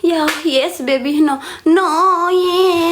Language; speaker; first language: English; non-native, learner; Indonesian